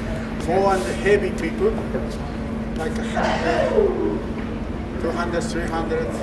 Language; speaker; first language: English; non-native, learner; Spanish